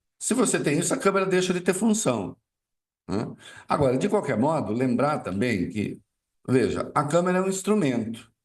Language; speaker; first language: Portuguese; native; Portuguese